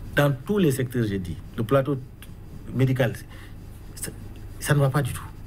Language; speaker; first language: French; non-native, local second language; Wolof